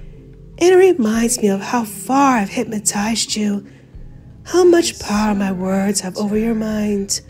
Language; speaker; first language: English; native; English